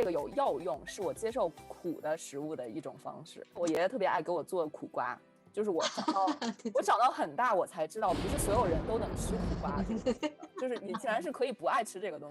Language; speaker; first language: Chinese; native; Chinese